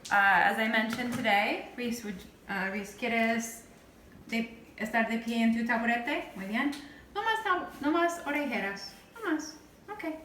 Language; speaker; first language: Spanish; non-native, learner; English